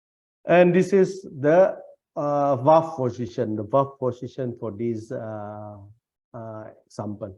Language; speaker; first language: English; non-native, fluent; Indonesian